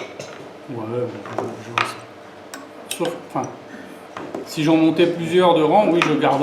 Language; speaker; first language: French; native; French